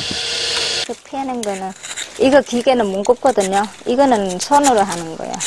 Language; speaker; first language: Korean; non-native, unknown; Vietnamese